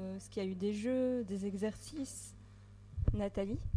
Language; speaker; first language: French; native; French